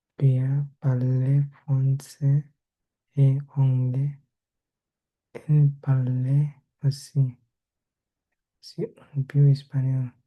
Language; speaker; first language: French; non-native, learner; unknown